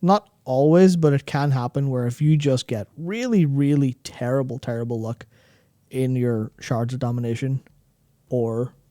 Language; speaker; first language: English; native; English